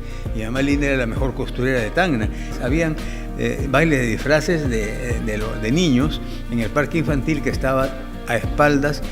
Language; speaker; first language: Spanish; native; Spanish